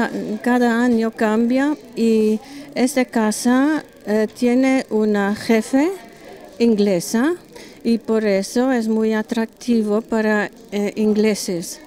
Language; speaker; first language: Spanish; non-native, learner; German